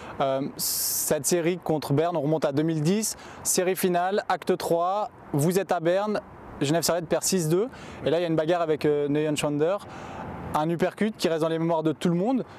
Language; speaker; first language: French; native; French